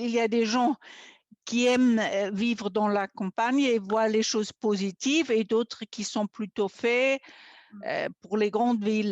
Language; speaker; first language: French; non-native, fluent; German